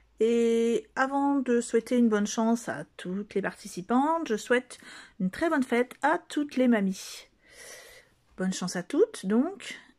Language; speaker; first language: French; native; French